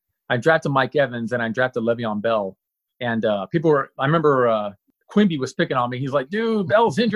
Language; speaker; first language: English; native; English